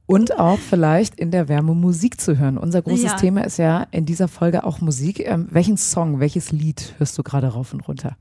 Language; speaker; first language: German; native; German